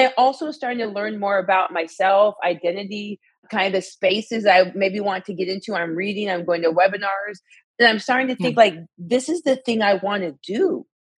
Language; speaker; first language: English; native; English